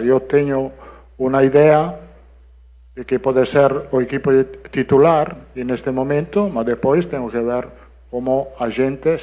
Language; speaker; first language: Portuguese; non-native, learner; Italian